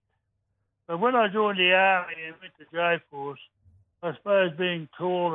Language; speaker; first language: English; native; English